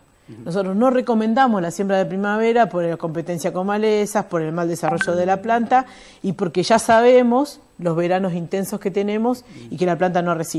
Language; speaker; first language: Spanish; native; Spanish